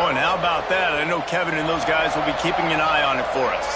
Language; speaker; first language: English; native; English